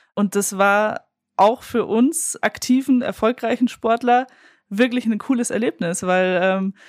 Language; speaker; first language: German; native; German